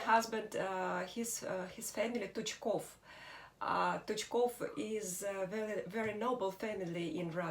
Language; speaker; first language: English; non-native, learner; Russian